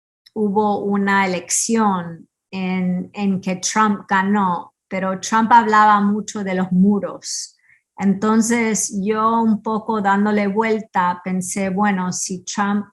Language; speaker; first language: Spanish; early bilingual, heritage; Spanish